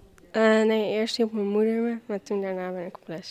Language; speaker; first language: Dutch; native; Dutch